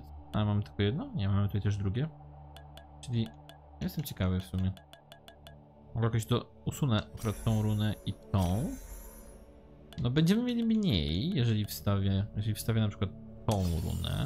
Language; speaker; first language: Polish; native; Polish